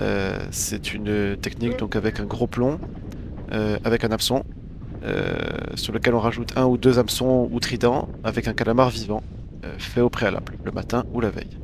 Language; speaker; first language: French; native; French